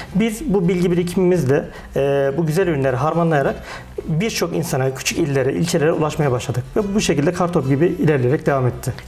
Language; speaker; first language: Turkish; native; Turkish